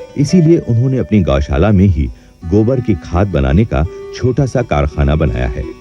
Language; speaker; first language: Hindi; native; Hindi